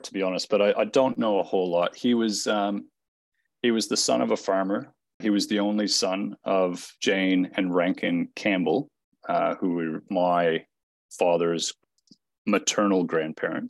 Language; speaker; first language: English; native; English